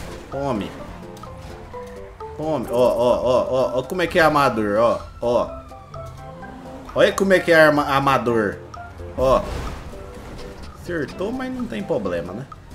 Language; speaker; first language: Portuguese; native; Portuguese